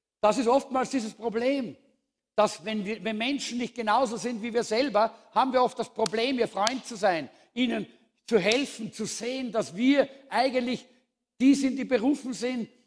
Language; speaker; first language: German; native; German